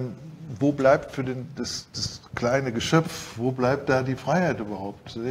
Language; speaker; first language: German; native; German